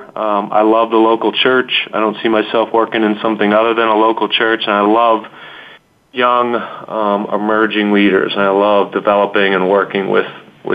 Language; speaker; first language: English; native; English